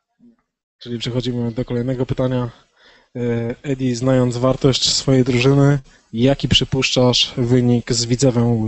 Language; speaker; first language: Polish; native; Polish